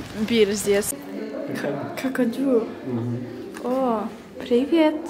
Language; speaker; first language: Russian; non-native, learner; English